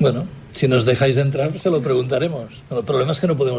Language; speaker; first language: Spanish; native; Spanish